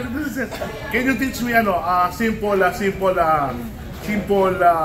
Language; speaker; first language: English; non-native, local second language; Filipino